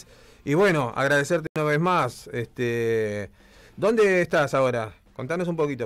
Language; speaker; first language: Spanish; native; Spanish